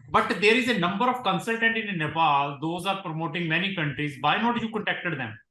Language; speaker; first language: English; non-native, local second language; Hindi